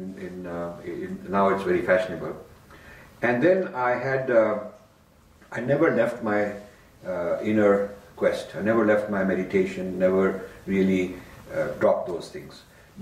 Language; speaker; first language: English; non-native, local second language; Hindi